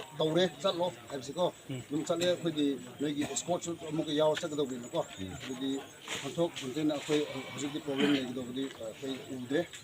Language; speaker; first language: Manipuri; non-native, local second language; Rongmei Naga